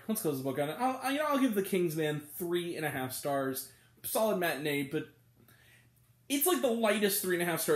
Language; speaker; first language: English; native; English